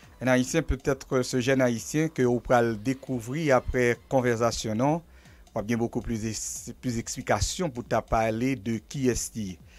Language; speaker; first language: French; non-native, local second language; Haitian Creole